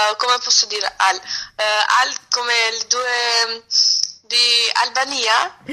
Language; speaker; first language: Italian; non-native, learner; Albanian